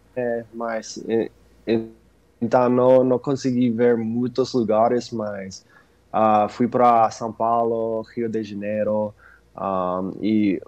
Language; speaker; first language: Portuguese; non-native, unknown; English